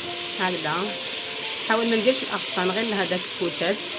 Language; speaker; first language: Arabic; native; Arabic